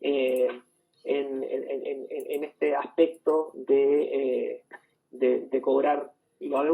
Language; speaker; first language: Spanish; native; Spanish